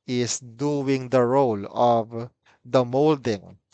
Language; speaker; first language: English; non-native, local second language; Filipino